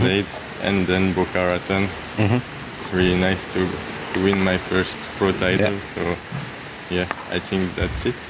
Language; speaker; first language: English; non-native, learner; French